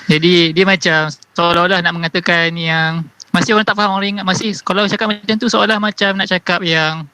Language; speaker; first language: Malay; native; Malay